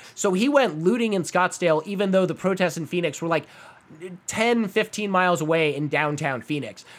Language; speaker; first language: English; native; English